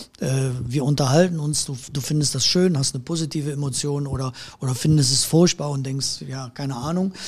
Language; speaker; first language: German; native; German